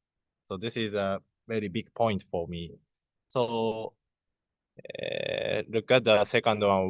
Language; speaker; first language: English; non-native, learner; Japanese